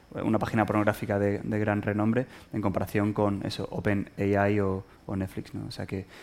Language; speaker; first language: Spanish; native; Spanish